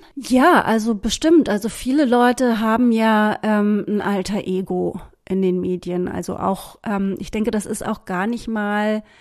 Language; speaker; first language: German; native; German